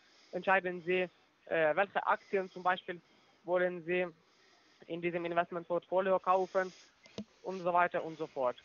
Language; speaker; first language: German; non-native, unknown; Russian